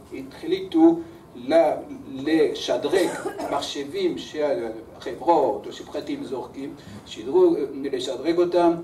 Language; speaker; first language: Hebrew; early bilingual, other home language; French